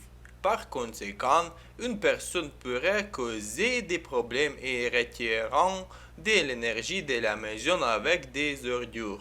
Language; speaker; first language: French; non-native, learner; Ukrainian